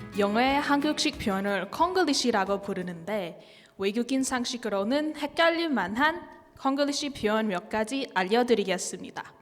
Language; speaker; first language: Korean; non-native, learner; English